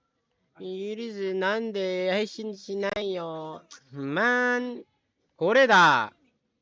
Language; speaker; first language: Japanese; non-native, learner; Filipino